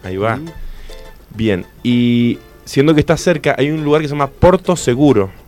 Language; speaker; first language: Spanish; native; Spanish